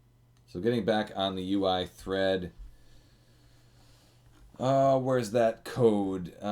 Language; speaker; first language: English; native; English